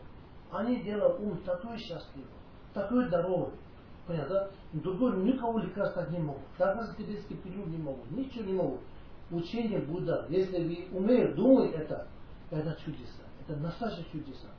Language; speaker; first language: Russian; non-native, learner; Tibetan